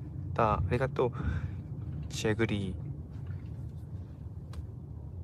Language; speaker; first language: Japanese; non-native, learner; Korean